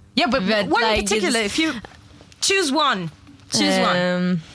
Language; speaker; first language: English; non-native, fluent; German